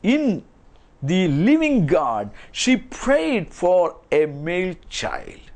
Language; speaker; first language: English; non-native, local second language; Kannada